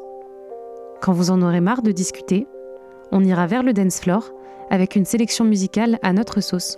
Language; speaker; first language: French; native; French